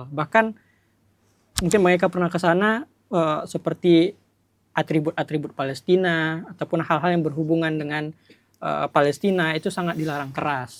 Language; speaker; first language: Indonesian; native; Indonesian